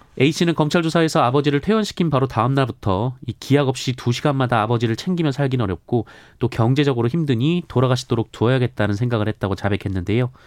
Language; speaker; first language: Korean; native; Korean